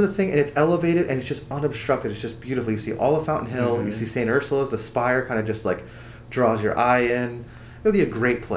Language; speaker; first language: English; native; English